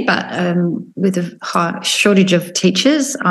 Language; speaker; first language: English; native; English